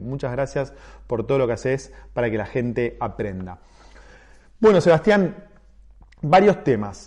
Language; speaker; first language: Spanish; native; Spanish